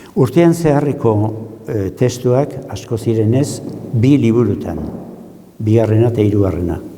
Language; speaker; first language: Basque; native; Basque